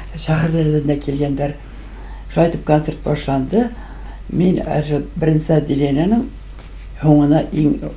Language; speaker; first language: Tatar; non-native, local second language; Bashkir